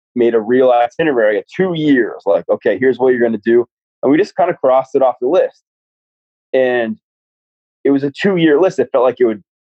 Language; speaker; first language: English; native; English